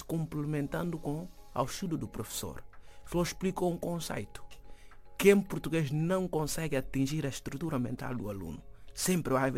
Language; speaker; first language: Portuguese; non-native, fluent; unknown